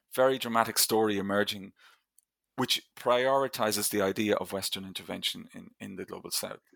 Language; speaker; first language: English; native; English